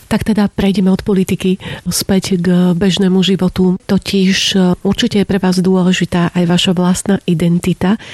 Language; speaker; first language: Slovak; native; Slovak